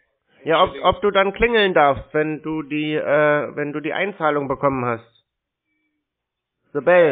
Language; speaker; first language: German; native; German